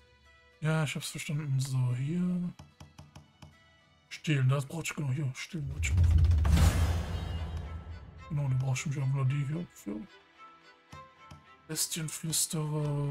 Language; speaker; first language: German; native; German